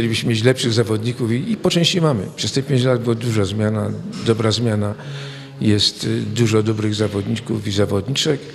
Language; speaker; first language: Polish; native; Polish